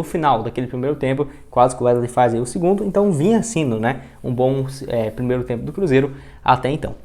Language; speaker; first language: Portuguese; native; Portuguese